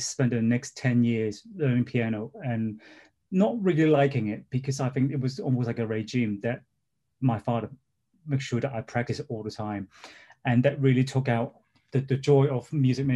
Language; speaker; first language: English; non-native, local second language; Cantonese